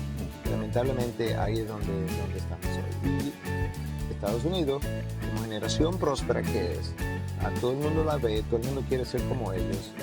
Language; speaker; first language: Spanish; native; Spanish